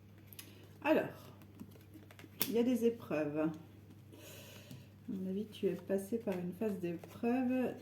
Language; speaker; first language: French; native; French